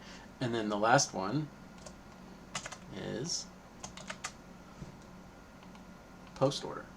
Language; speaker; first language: English; native; English